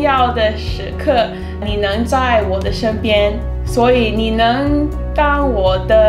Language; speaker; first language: Chinese; non-native, learner; Cantonese